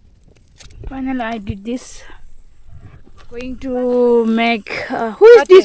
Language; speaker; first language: English; non-native, learner; Tibetan